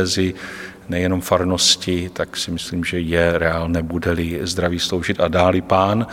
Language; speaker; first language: Czech; native; Czech